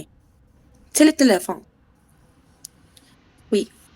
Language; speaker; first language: French; non-native, learner; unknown